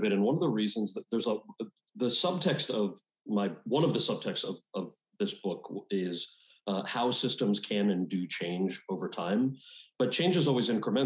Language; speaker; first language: English; native; English